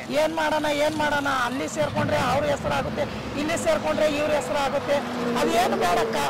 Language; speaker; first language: Kannada; non-native, local second language; Marathi